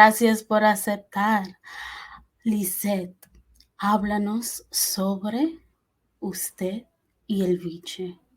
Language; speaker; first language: Spanish; early bilingual, heritage; Spanish